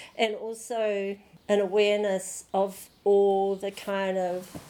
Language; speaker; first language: English; native; English